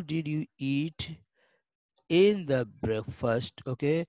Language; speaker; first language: English; non-native, fluent; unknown